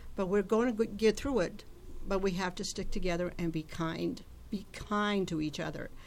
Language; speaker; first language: English; early bilingual, other home language; Italian